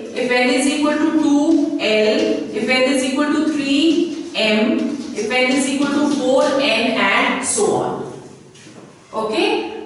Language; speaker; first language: English; non-native, local second language; Hindi